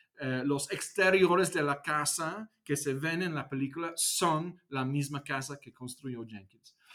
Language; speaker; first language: Spanish; non-native, fluent; English